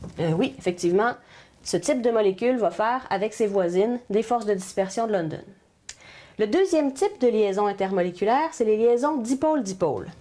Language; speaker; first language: French; native; French